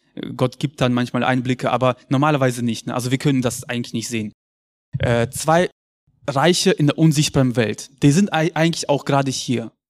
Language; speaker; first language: German; early bilingual, other home language; Russian